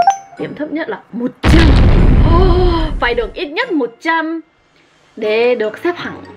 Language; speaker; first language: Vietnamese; non-native, fluent; Korean